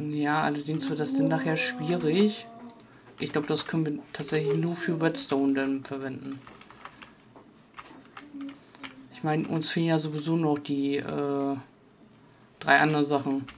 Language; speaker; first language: German; native; German